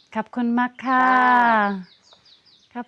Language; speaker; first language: Thai; non-native, learner; English